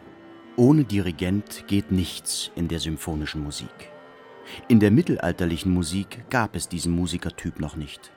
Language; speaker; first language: German; native; German